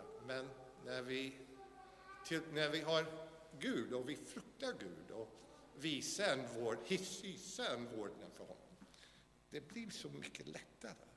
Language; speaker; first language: Swedish; non-native, fluent; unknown